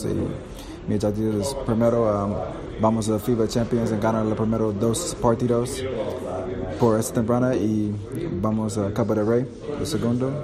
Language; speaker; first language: Spanish; non-native, learner; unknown